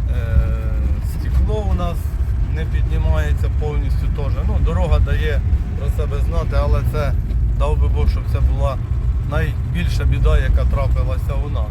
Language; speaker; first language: Ukrainian; native; Ukrainian